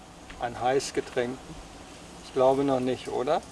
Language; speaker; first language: German; native; German